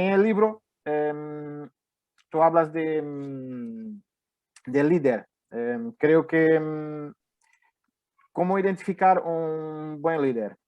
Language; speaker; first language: Spanish; non-native, fluent; Portuguese